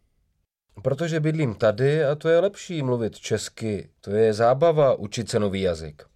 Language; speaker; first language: Czech; non-native, learner; English